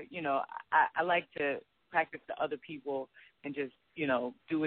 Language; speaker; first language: English; native; English